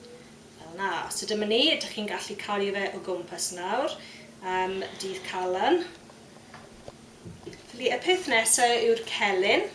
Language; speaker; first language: Welsh; non-native, fluent; English